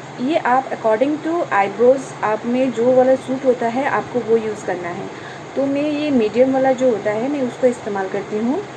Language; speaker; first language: Hindi; non-native, local second language; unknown